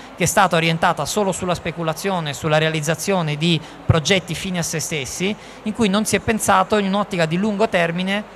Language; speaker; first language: Italian; native; Italian